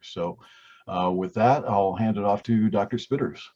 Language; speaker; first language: English; native; English